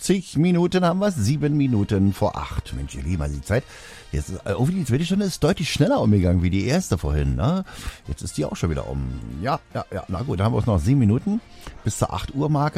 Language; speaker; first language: German; native; German